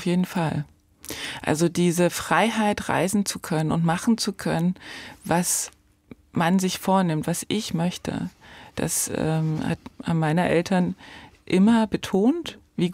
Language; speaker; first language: German; native; German